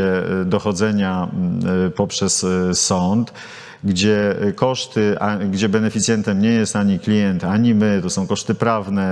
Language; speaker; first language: Polish; native; Polish